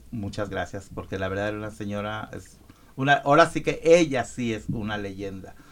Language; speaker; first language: Spanish; native; Spanish